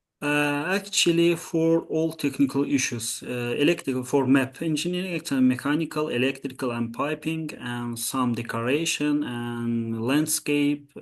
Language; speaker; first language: English; non-native, learner; Azerbaijani